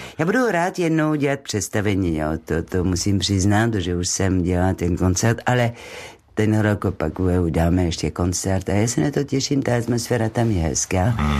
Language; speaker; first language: Czech; non-native, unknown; French